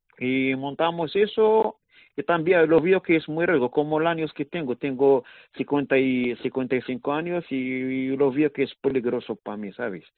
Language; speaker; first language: Spanish; non-native, learner; Arabic